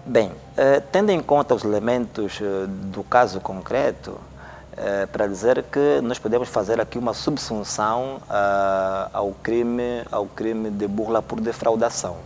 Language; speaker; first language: Portuguese; native; Portuguese